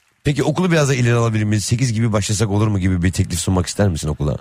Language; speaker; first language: Turkish; native; Turkish